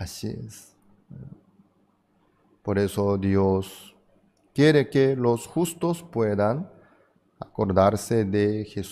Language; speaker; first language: Spanish; non-native, fluent; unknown